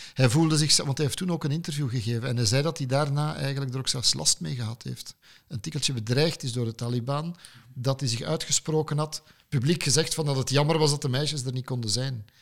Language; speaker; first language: Dutch; native; Dutch